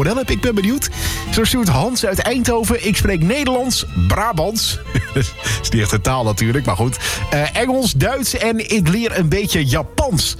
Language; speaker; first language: Dutch; native; Dutch